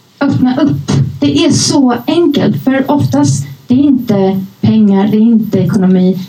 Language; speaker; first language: Swedish; early bilingual, other home language; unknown